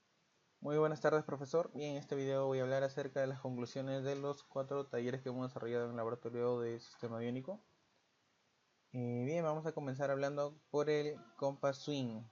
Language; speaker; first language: Spanish; native; Spanish